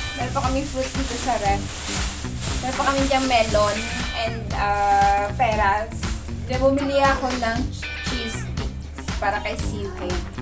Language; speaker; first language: Filipino; native; Filipino